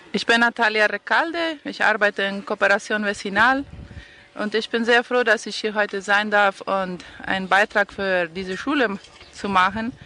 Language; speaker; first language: German; non-native, local second language; Spanish